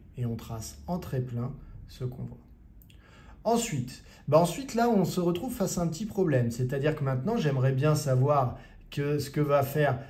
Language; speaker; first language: French; native; French